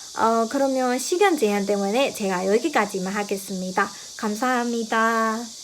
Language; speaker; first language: Korean; non-native, fluent; Burmese